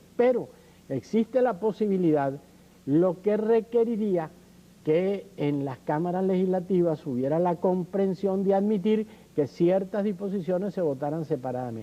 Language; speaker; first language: Spanish; native; Spanish